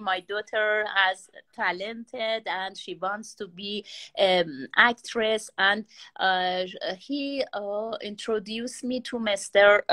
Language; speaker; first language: English; non-native, learner; Persian